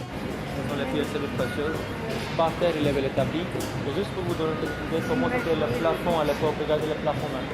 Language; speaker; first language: French; non-native, fluent; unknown